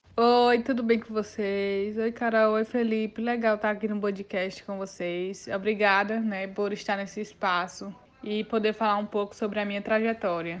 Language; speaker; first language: Portuguese; native; Portuguese